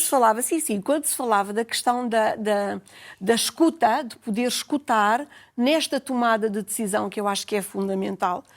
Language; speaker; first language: Portuguese; native; Portuguese